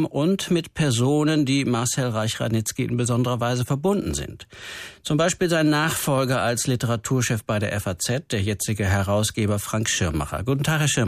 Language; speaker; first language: German; native; German